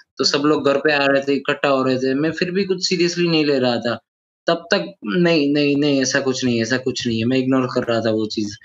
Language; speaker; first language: Hindi; non-native, local second language; Gujarati